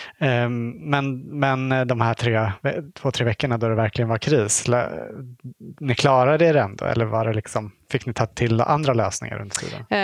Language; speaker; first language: Swedish; native; Swedish